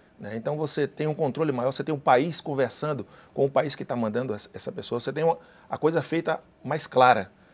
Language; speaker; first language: Portuguese; native; Portuguese